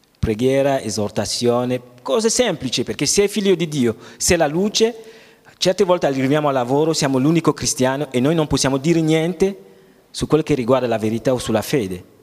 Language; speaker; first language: Italian; non-native, fluent; French